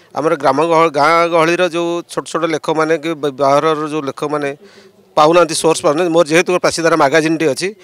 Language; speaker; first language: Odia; native; Odia